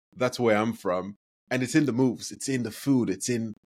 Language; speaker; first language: English; non-native, local second language; Yoruba